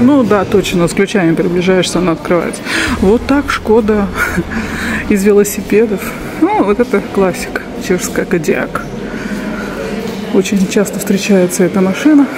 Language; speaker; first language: Russian; native; Russian